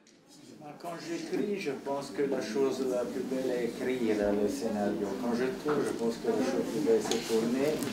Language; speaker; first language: French; non-native, fluent; Italian